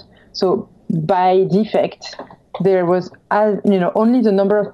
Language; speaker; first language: English; non-native, fluent; French